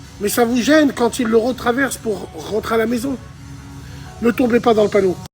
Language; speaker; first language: French; early bilingual, other home language; Arabic